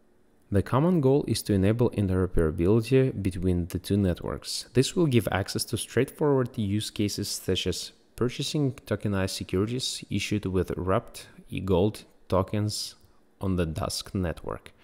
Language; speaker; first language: English; non-native, fluent; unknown